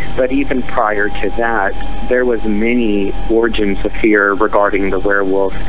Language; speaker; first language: English; native; English